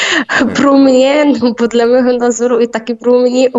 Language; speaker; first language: Czech; non-native, learner; Arabic